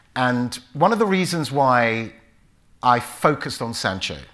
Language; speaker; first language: English; native; English